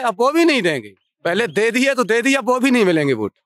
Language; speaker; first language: Hindi; native; Hindi